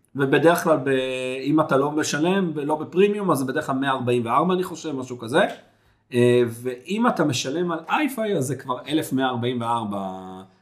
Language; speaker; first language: Hebrew; native; Hebrew